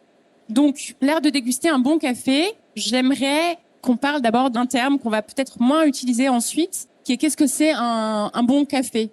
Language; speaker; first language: French; native; French